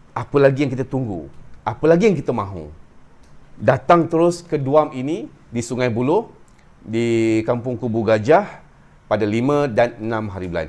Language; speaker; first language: Malay; native; Malay